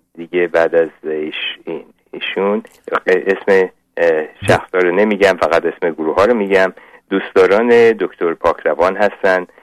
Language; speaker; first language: Persian; native; Persian